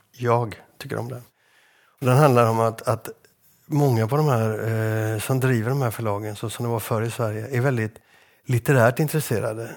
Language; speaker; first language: Swedish; native; Swedish